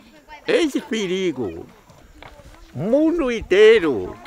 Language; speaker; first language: Portuguese; non-native, local second language; Kayapó